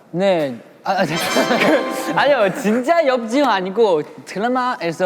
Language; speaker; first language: Korean; non-native, learner; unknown